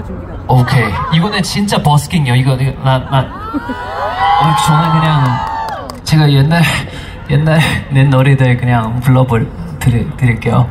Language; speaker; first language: Korean; non-native, fluent; English